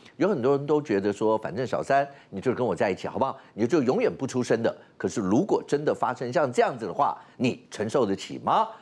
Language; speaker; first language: Chinese; native; Chinese